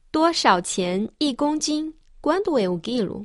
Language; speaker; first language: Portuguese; non-native, fluent; Chinese